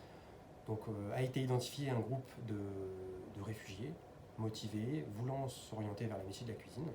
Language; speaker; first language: French; native; French